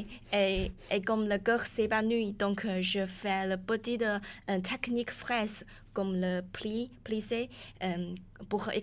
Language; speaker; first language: French; non-native, learner; Chinese